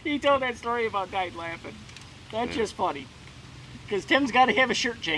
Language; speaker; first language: English; native; English